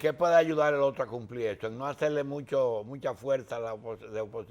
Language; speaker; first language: Spanish; native; Spanish